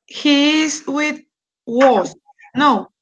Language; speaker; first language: English; non-native, learner; Spanish